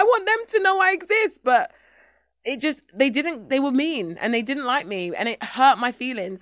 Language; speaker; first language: English; native; English